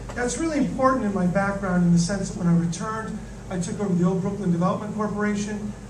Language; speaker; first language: English; native; English